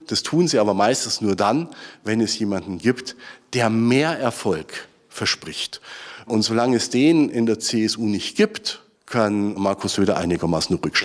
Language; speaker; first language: German; native; German